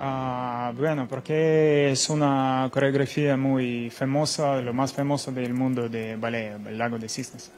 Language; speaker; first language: Spanish; non-native, learner; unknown